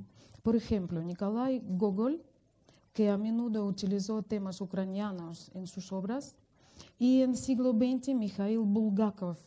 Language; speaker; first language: Spanish; non-native, fluent; Russian